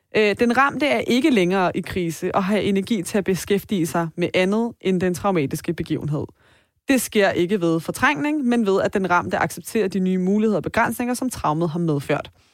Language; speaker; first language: Danish; early bilingual, other home language; Persian